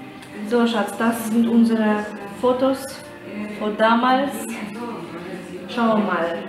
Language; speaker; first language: German; non-native, fluent; Russian